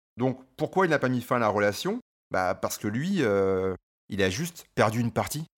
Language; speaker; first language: French; native; French